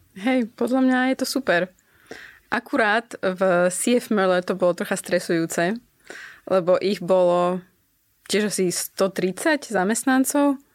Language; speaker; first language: Slovak; native; Slovak